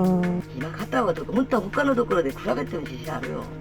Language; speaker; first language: Japanese; non-native, learner; Korean